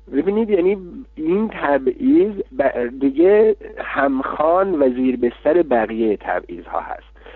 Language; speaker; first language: Persian; non-native, local second language; Kurdish